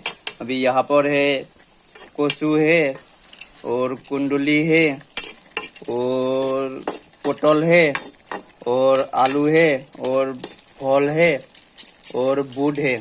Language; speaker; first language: Hindi; non-native, local second language; Assamese